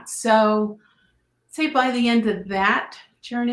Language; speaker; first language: English; native; English